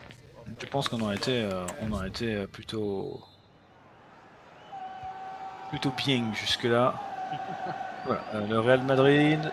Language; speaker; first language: French; native; French